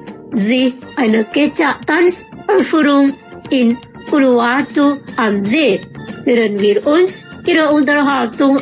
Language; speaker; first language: German; non-native, fluent; Indonesian